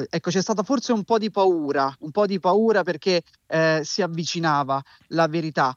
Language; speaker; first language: Italian; native; Italian